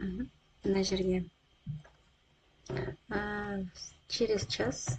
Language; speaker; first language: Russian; non-native, local second language; Kazakh